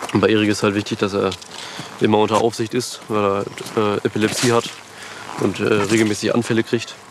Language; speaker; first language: German; native; German